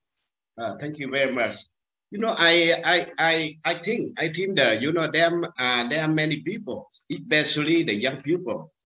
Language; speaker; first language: English; non-native, learner; Vietnamese